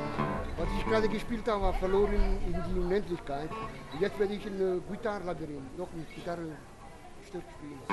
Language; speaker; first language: German; non-native, fluent; Italian